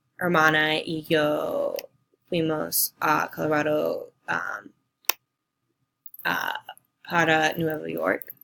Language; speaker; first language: Spanish; non-native, learner; English